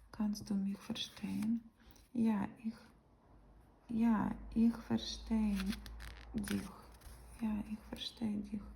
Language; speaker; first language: German; non-native, learner; Ukrainian